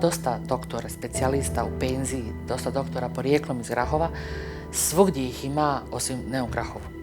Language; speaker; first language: Bosnian; native; Bosnian